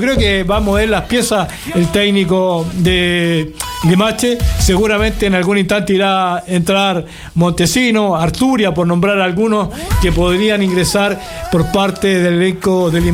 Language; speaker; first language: Spanish; native; Spanish